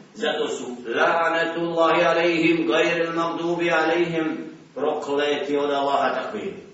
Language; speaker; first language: Bosnian; native; Bosnian